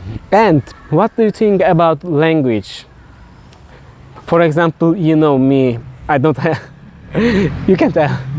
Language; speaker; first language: English; non-native, learner; Turkish